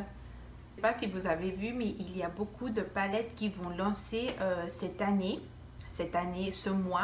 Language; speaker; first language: French; non-native, fluent; Spanish